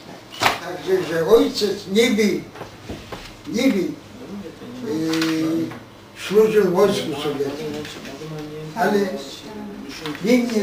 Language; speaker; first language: Polish; non-native, local second language; Yiddish